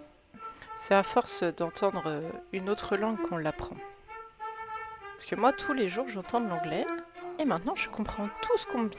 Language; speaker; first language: French; native; French